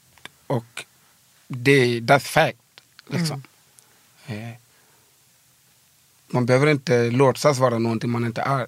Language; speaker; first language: Swedish; early bilingual, other home language; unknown